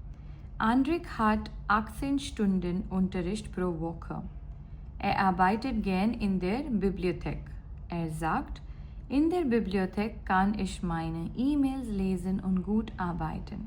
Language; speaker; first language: German; non-native, learner; Gujarati